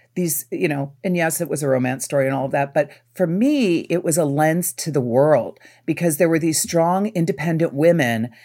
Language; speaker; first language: English; native; English